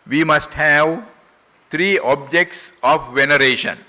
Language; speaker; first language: English; non-native, local second language; Sinhala